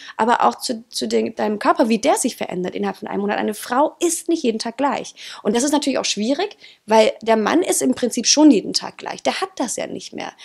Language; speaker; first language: German; non-native, fluent; Danish